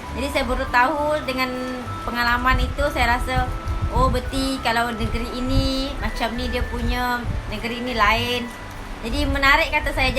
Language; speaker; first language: Malay; native; Malay